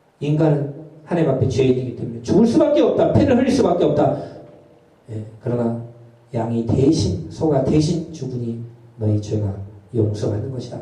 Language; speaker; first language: Korean; native; Korean